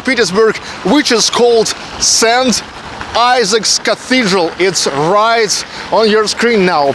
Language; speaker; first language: English; non-native, fluent; Russian